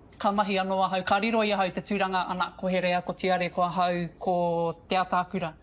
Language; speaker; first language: Māori; native; Māori